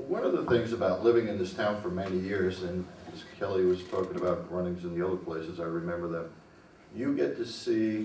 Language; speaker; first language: English; native; English